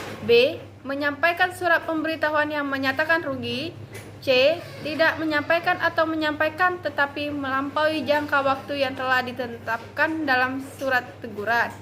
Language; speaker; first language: Indonesian; native; Indonesian